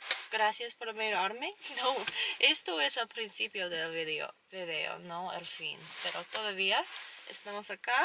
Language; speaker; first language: Spanish; non-native, learner; English